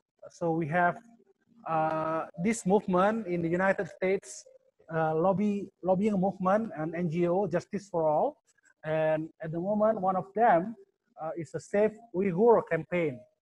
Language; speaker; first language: English; non-native, fluent; Indonesian